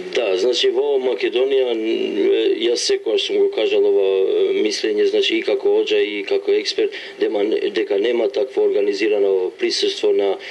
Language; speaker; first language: Macedonian; non-native, local second language; Albanian